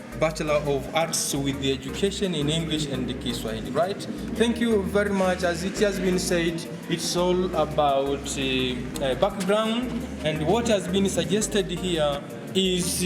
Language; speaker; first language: English; non-native, local second language; Swahili